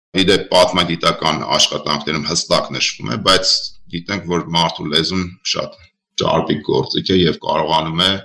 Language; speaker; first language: Armenian; native; Armenian